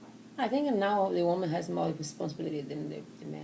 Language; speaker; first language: English; non-native, learner; Portuguese